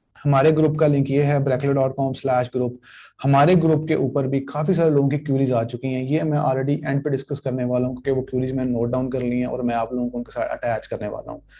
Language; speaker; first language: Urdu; native; Urdu